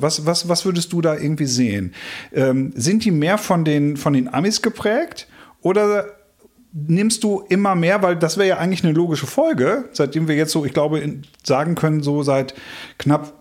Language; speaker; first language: German; native; German